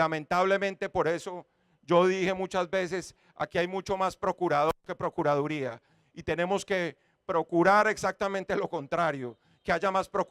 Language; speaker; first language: Spanish; native; Spanish